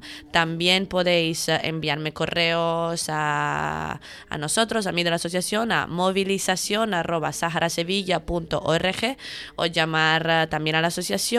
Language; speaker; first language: Spanish; native; Spanish